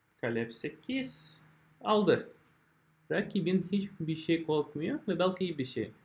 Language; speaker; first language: Turkish; non-native, fluent; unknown